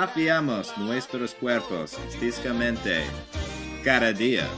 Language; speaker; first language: Spanish; non-native, learner; English